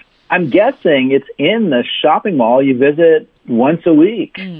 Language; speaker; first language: English; native; English